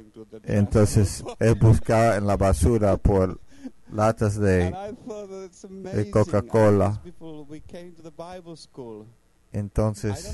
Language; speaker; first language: Spanish; non-native, fluent; Finnish